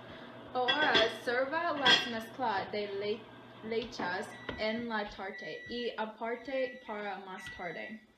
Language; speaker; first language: Spanish; non-native, learner; English